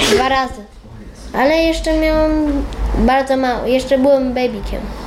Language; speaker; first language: Polish; early bilingual, heritage; Polish